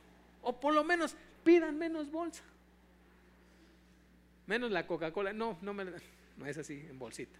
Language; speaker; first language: Spanish; native; Spanish